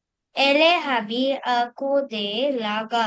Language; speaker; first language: French; non-native, learner; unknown